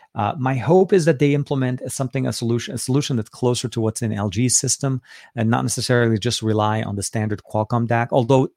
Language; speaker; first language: English; non-native, fluent; Arabic